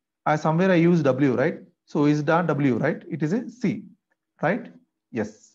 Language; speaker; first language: English; non-native, local second language; Telugu